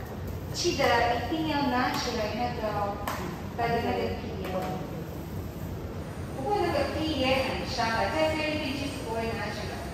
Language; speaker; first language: Chinese; non-native, learner; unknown